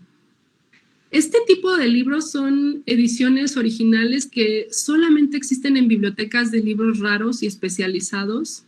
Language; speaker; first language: Spanish; native; Spanish